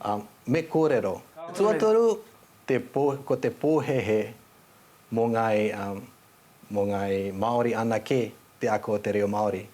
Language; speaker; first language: Māori; non-native, fluent; Nepali